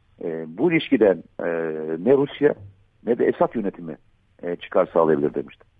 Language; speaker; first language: Turkish; native; Turkish